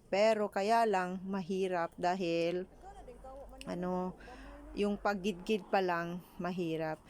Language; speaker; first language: Filipino; non-native, local second language; Cebuano